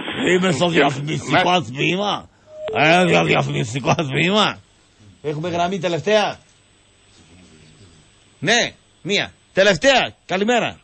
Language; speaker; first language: Greek; native; Greek